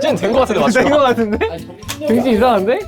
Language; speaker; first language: Korean; native; Korean